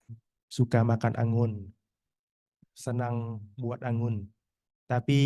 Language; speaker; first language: Indonesian; non-native, learner; Thai